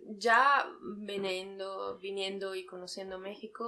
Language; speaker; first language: Spanish; non-native, fluent; Italian